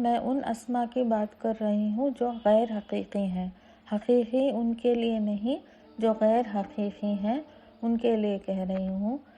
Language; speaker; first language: Urdu; native; Urdu